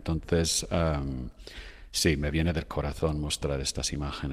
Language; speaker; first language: Spanish; non-native, fluent; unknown